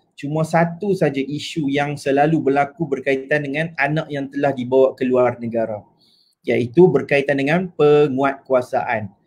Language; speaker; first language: Malay; native; Malay